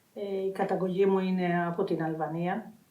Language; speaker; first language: Greek; non-native, fluent; Albanian